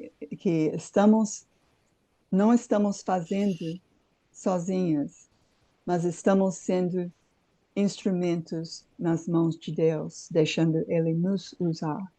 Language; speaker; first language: Portuguese; non-native, fluent; English